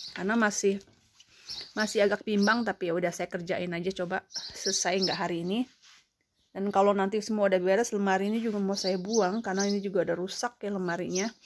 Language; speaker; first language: Indonesian; native; Indonesian